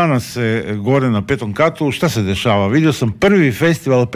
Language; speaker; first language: Croatian; native; Croatian